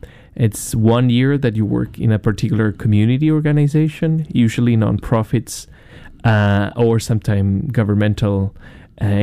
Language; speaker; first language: English; non-native, fluent; Spanish